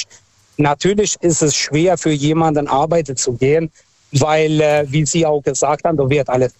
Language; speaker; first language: German; non-native, fluent; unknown